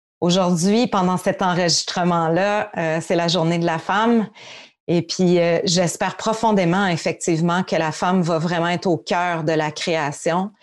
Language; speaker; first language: French; native; French